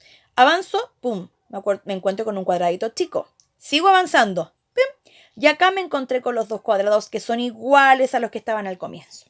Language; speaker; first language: Spanish; native; Spanish